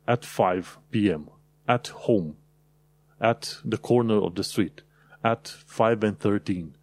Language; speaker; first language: English; non-native, fluent; Romanian